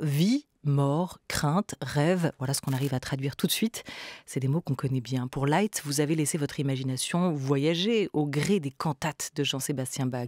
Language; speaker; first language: French; native; French